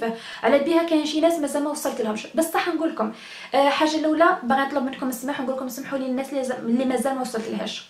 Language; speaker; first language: Arabic; native; Arabic